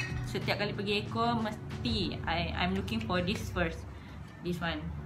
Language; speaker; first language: English; non-native, local second language; Malay